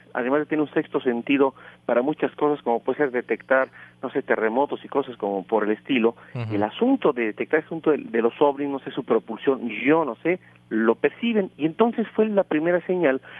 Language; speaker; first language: Spanish; native; Spanish